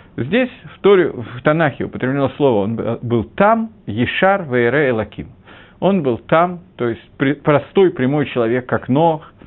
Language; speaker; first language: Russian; early bilingual, heritage; Russian